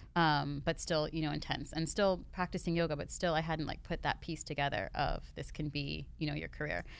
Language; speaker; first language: English; native; English